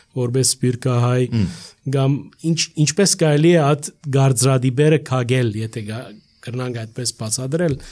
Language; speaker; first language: Armenian; early bilingual, heritage; Armenian